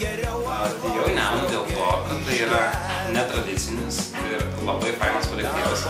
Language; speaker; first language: Lithuanian; native; Lithuanian